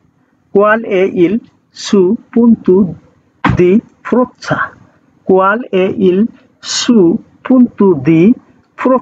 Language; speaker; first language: Italian; non-native, fluent; Bangla